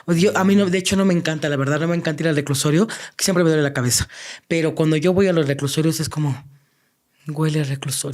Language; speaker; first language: Spanish; native; Spanish